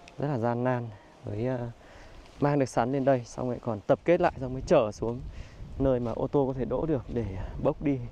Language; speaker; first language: Vietnamese; native; Vietnamese